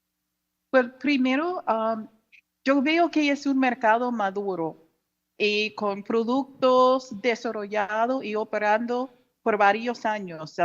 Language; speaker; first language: Spanish; non-native, fluent; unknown